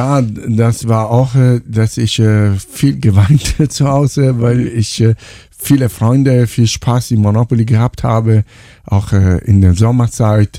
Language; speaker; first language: German; non-native, fluent; Italian